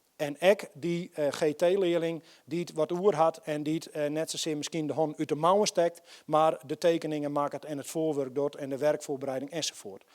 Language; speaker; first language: Dutch; non-native, local second language; Western Frisian